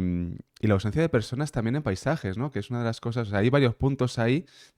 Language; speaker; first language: Spanish; native; Spanish